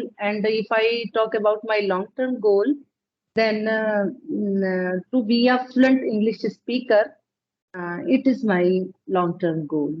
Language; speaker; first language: English; non-native, learner; Punjabi